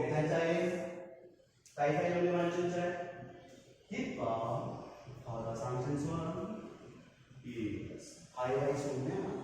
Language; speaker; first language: Vietnamese; non-native, learner; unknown